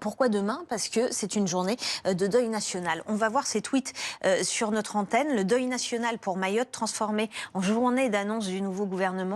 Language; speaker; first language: French; native; French